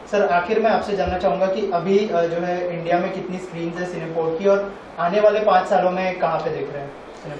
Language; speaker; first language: Hindi; native; Hindi